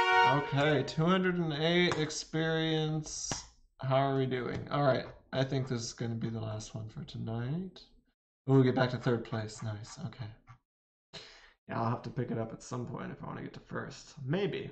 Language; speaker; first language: English; native; English